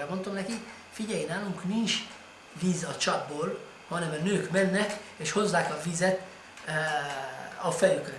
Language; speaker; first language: Hungarian; non-native, fluent; Arabic